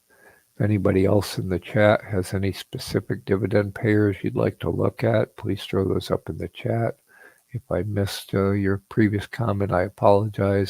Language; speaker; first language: English; native; English